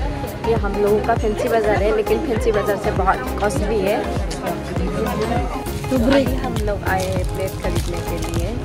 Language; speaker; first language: Hindi; non-native, local second language; Assamese